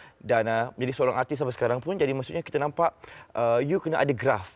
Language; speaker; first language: Malay; native; Malay